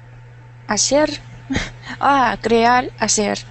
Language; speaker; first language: Spanish; non-native, learner; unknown